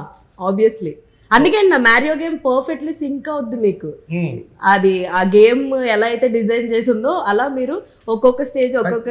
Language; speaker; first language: Telugu; native; Telugu